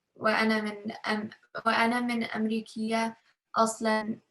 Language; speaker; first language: Arabic; non-native, learner; English